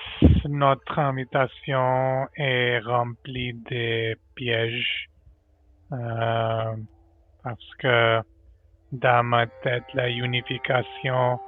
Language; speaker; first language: French; non-native, learner; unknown